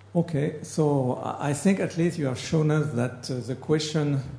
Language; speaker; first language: English; non-native, fluent; French